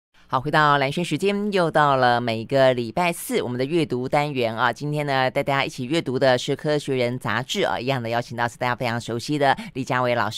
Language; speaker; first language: Chinese; native; Chinese